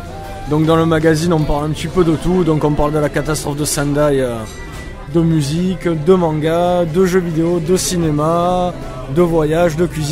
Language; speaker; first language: French; native; French